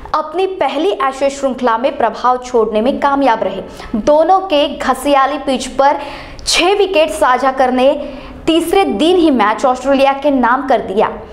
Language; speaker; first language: Hindi; non-native, local second language; Marathi